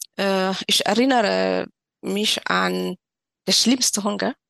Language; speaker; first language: German; non-native, learner; Tigrinya